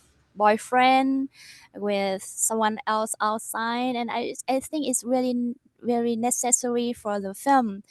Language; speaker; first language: English; non-native, learner; Vietnamese